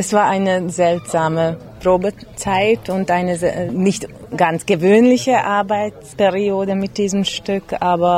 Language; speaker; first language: German; non-native, local second language; Hungarian